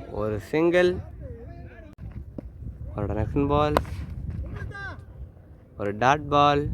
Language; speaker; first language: Tamil; native; Tamil